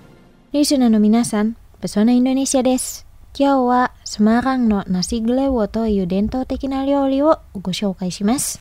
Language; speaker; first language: Japanese; non-native, fluent; Indonesian